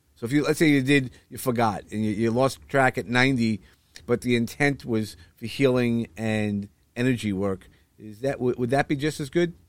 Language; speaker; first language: English; native; English